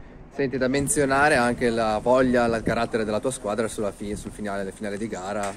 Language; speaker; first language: Italian; native; Italian